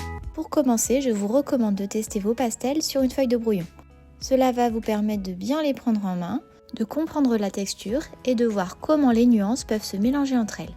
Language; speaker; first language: French; native; French